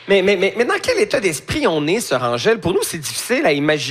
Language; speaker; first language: French; native; French